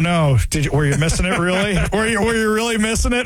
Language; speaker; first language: English; native; English